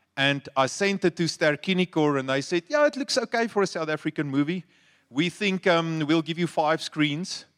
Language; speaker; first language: English; non-native, local second language; Afrikaans